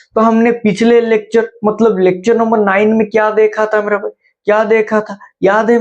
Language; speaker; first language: Hindi; non-native, local second language; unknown